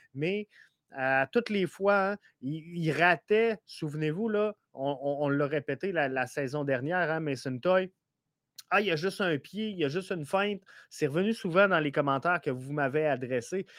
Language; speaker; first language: French; native; French